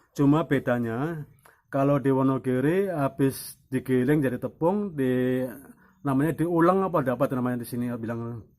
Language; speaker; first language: Indonesian; non-native, local second language; Javanese